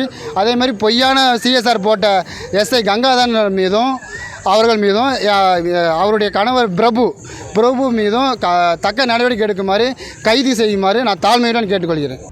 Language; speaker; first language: Tamil; native; Tamil